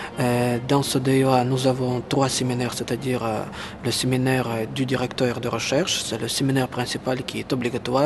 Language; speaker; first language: French; non-native, fluent; Russian